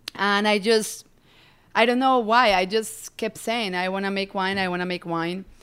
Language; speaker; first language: English; non-native, fluent; Spanish